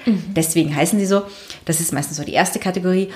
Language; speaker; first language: German; native; German